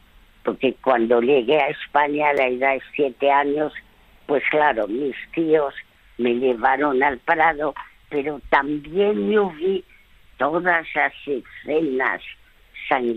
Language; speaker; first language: Spanish; early bilingual, other home language; French